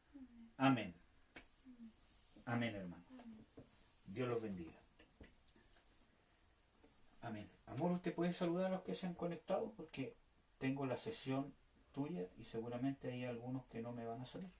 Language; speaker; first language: Spanish; native; Spanish